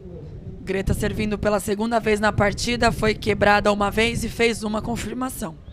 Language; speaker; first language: Portuguese; native; Portuguese